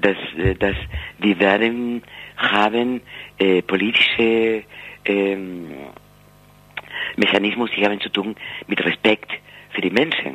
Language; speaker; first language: German; non-native, fluent; Spanish